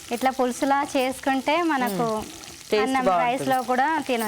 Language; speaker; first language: Telugu; non-native, local second language; Marathi